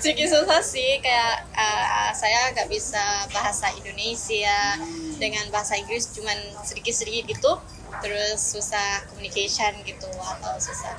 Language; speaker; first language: Indonesian; non-native, learner; Thai